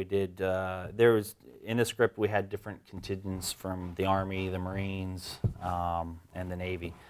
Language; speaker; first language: English; native; English